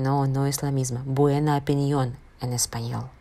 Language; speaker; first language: Spanish; non-native, fluent; Russian